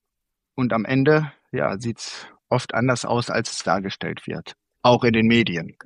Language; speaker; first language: German; native; German